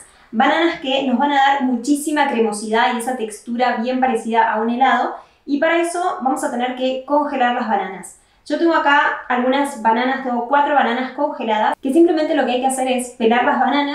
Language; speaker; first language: Spanish; native; Spanish